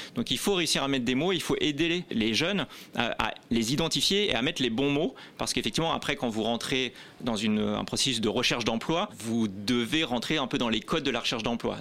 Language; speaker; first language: French; native; French